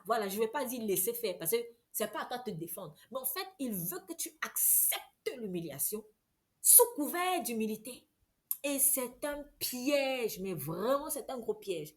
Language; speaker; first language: French; native; French